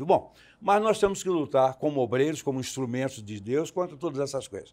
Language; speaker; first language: Portuguese; native; Portuguese